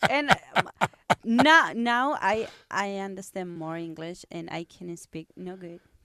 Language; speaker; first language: English; non-native, learner; Spanish